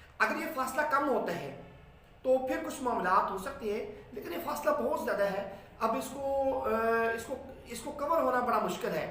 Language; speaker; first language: Urdu; non-native, local second language; Punjabi